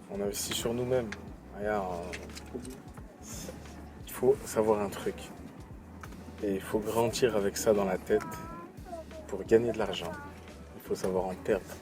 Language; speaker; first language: French; native; French